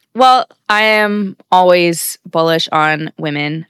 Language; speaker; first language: English; native; English